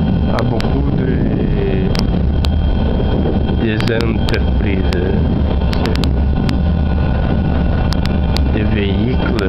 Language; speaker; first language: French; non-native, learner; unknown